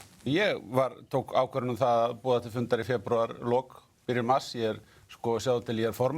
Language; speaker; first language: Icelandic; native; Icelandic